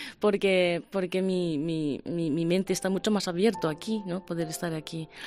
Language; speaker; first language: Spanish; non-native, fluent; Japanese